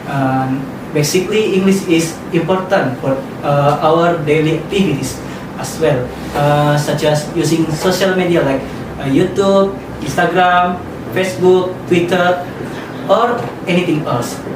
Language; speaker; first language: English; non-native, learner; Indonesian